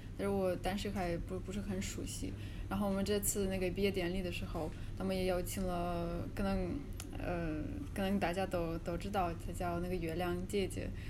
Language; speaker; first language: Chinese; non-native, fluent; Russian